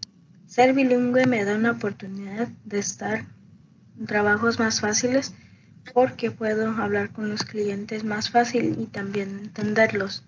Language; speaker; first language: Spanish; early bilingual, heritage; Spanish